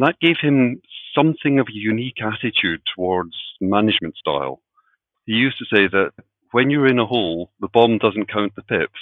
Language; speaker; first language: English; native; English